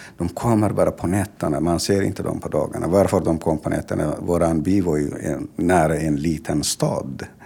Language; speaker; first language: Swedish; non-native, fluent; Tigrinya